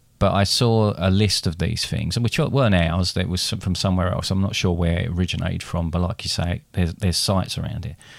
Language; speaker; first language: English; native; English